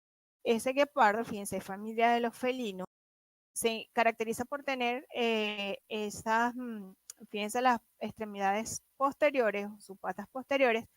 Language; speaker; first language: Spanish; native; Spanish